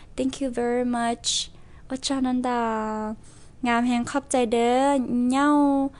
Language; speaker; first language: Lao; non-native, local second language; Hmong